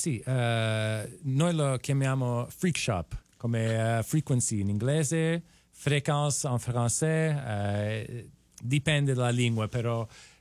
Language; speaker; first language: Italian; non-native, fluent; English